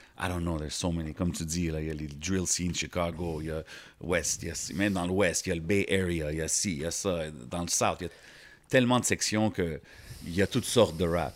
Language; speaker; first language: French; early bilingual, other home language; Arabic